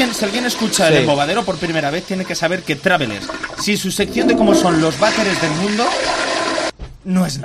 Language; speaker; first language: Spanish; native; Spanish